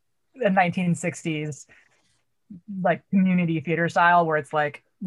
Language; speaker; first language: English; native; English